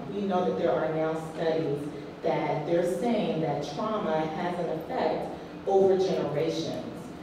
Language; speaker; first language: English; native; English